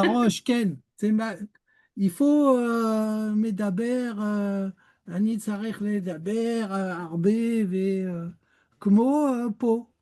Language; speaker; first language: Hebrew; non-native, learner; French